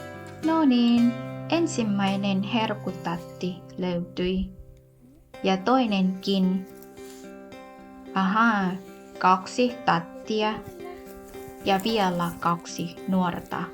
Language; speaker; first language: Finnish; non-native, learner; Thai